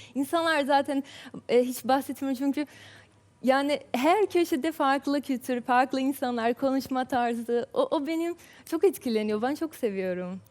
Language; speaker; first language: Turkish; non-native, fluent; English